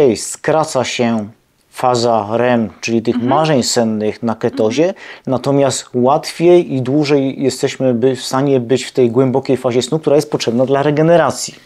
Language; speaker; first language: Polish; native; Polish